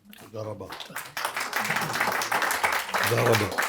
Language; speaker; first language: Hebrew; early bilingual, other home language; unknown